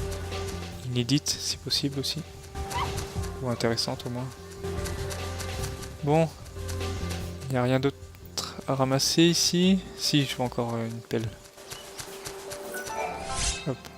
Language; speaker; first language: French; native; French